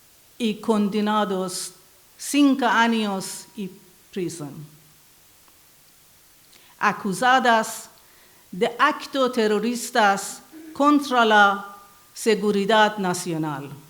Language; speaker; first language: Spanish; non-native, learner; Persian